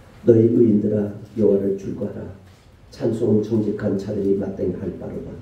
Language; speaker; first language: Korean; native; Korean